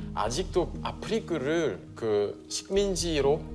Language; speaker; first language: Korean; non-native, fluent; Italian